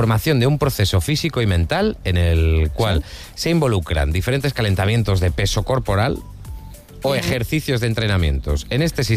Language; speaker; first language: Spanish; native; Spanish